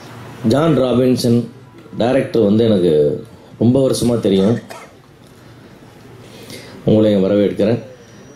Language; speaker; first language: Tamil; native; Tamil